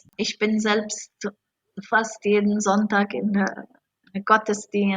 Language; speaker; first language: German; non-native, fluent; Arabic